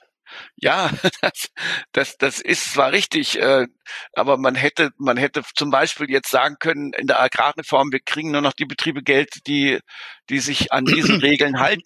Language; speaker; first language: German; native; German